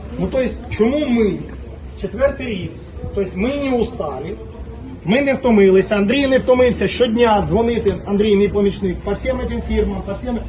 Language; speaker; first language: Ukrainian; non-native, local second language; Russian